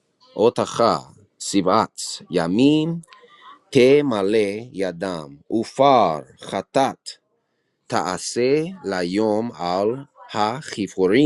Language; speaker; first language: Hebrew; non-native, learner; English